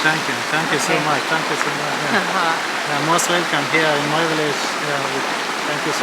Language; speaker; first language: English; non-native, learner; Hazaragi